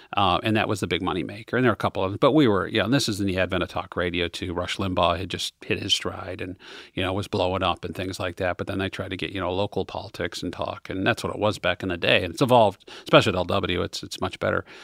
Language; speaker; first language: English; native; English